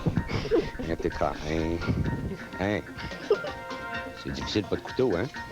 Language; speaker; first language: French; native; French